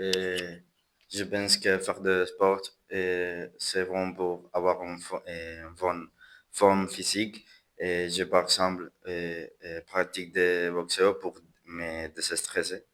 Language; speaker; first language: French; non-native, learner; Spanish